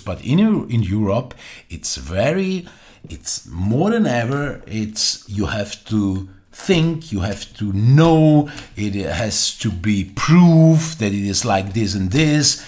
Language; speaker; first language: English; non-native, learner; German